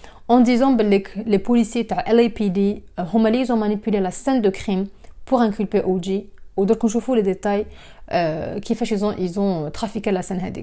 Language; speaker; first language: French; non-native, local second language; Arabic